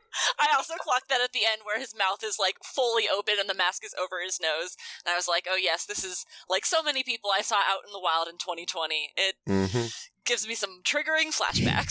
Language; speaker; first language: English; native; English